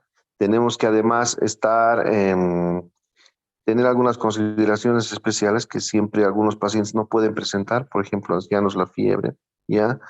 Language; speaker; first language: Spanish; native; Spanish